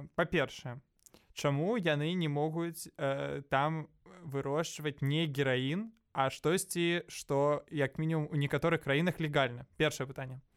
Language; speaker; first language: Belarusian; non-native, local second language; Russian